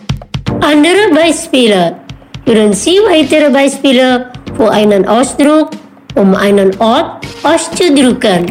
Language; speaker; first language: German; non-native, learner; Indonesian